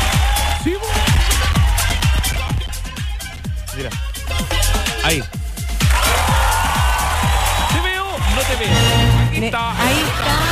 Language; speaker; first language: Spanish; native; Spanish